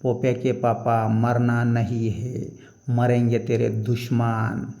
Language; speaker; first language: Hindi; non-native, local second language; Marathi